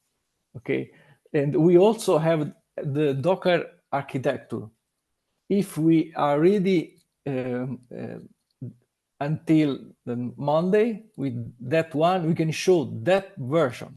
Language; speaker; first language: English; non-native, learner; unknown